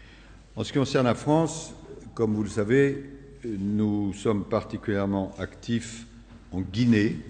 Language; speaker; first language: French; native; French